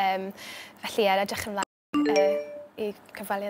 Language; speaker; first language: Welsh; native; Welsh